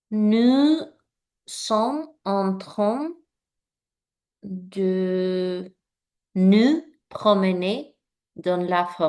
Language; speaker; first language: French; non-native, learner; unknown